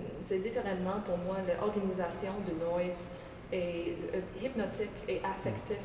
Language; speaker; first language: French; non-native, local second language; English